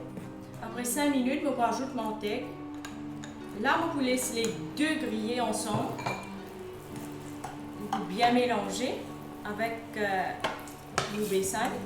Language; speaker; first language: French; non-native, local second language; Morisyen